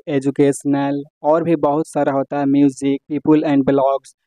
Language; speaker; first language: Hindi; native; Hindi